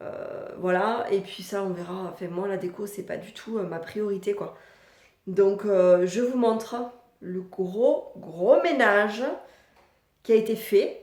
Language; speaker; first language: French; native; French